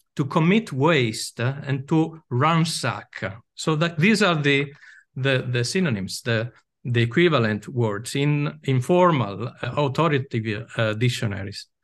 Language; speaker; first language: English; non-native, fluent; Italian